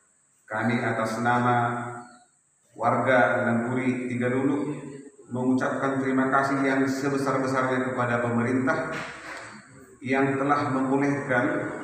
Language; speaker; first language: Indonesian; non-native, local second language; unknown